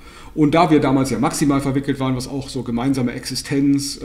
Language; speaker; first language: German; native; German